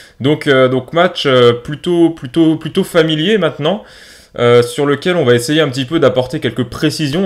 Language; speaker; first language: French; native; French